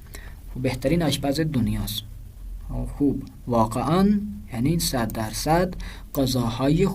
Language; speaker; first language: Persian; non-native, fluent; Urdu